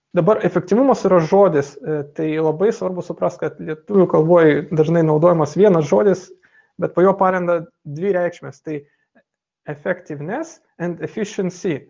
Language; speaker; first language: Lithuanian; non-native, local second language; Russian